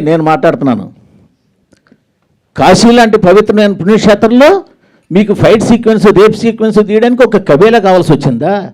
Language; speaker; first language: Telugu; native; Telugu